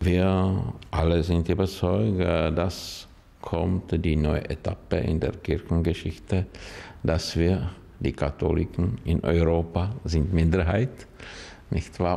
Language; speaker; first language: German; non-native, learner; Czech